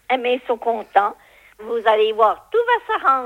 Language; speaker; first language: French; native; French